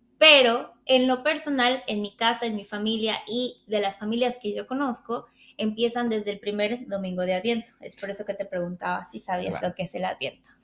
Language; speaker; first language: Spanish; native; Spanish